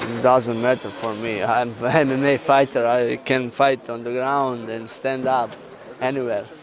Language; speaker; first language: English; non-native, learner; Polish